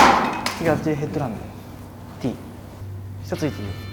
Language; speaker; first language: Japanese; native; Japanese